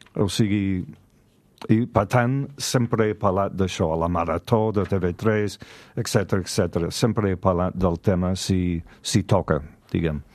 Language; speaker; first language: Catalan; non-native, fluent; English